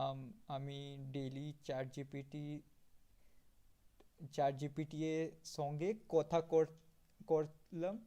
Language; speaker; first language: Bangla; non-native, learner; Hindi